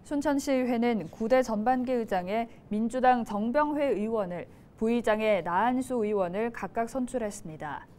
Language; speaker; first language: Korean; native; Korean